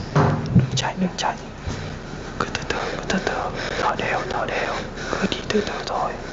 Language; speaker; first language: Vietnamese; native; Vietnamese